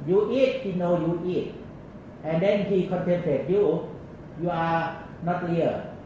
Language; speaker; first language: English; non-native, learner; Thai